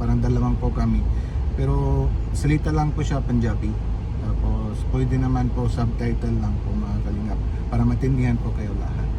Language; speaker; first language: Filipino; non-native, learner; Punjabi